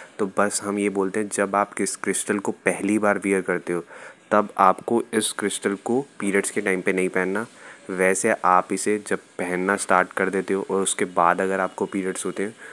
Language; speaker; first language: Hindi; native; Hindi